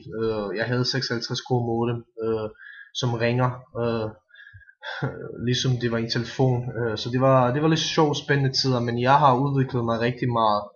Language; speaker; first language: Danish; non-native, fluent; Bosnian